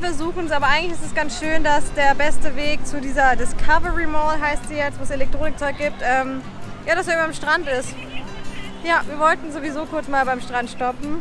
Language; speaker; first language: German; native; German